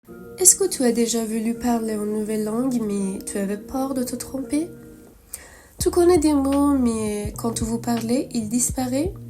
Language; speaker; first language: French; non-native, fluent; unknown